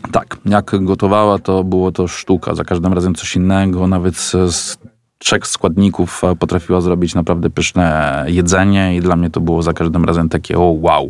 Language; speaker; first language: Polish; non-native, fluent; Italian